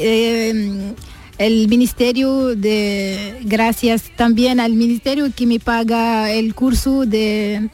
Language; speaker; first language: Spanish; non-native, learner; Arabic